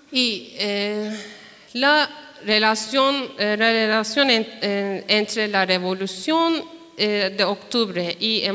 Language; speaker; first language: Spanish; non-native, fluent; Turkish